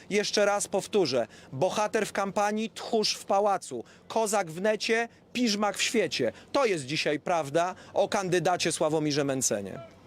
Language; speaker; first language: Polish; native; Polish